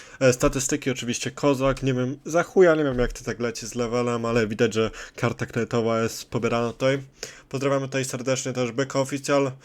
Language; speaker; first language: Polish; native; Polish